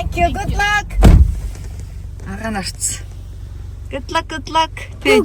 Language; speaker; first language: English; non-native, fluent; Mongolian